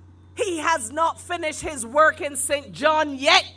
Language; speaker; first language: English; native; English